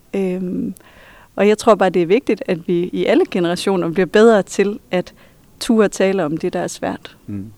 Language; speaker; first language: Danish; native; Danish